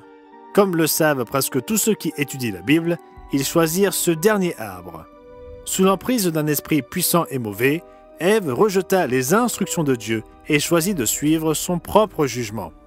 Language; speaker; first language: French; native; French